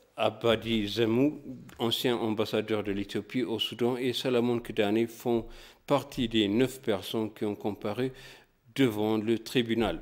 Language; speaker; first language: French; non-native, fluent; Amharic